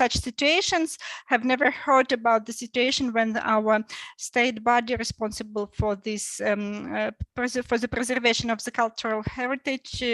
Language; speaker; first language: English; non-native, fluent; Ukrainian